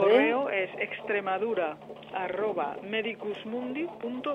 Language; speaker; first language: Spanish; native; Spanish